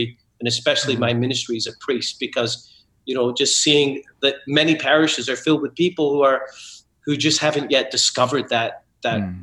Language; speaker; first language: English; native; English